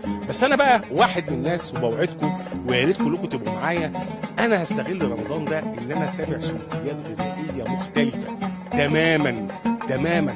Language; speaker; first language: Arabic; native; Arabic